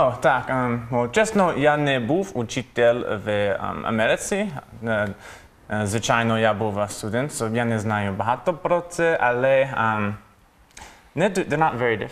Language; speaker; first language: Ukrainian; non-native, learner; English